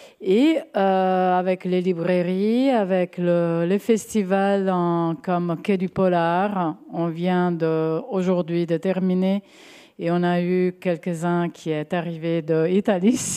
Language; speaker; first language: French; non-native, fluent; Italian